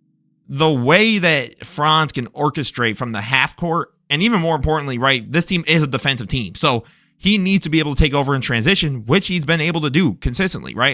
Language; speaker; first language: English; native; English